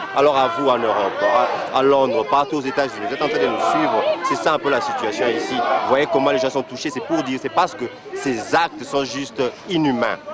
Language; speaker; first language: French; non-native, local second language; Lingala